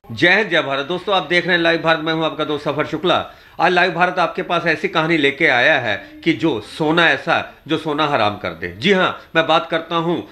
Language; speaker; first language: Hindi; native; Hindi